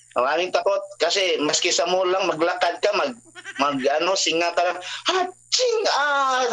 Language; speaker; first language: Filipino; non-native, local second language; Cebuano